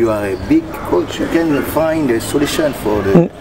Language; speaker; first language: English; non-native, learner; French